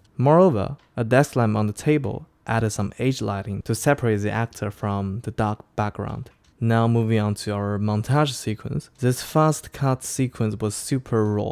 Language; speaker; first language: English; non-native, fluent; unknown